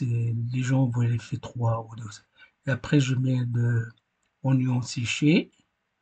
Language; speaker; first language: French; non-native, fluent; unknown